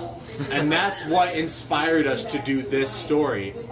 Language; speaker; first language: English; native; English